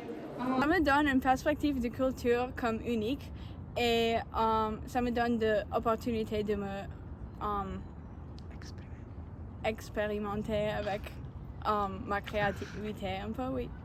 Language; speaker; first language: French; non-native, learner; English